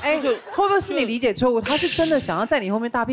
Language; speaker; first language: Chinese; native; Chinese